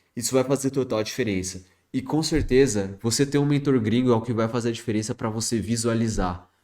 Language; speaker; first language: Portuguese; early bilingual, other home language; French